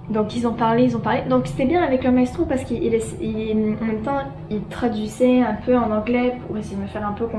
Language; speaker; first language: French; native; French